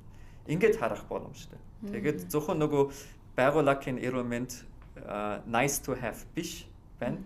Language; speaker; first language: Mongolian; non-native, fluent; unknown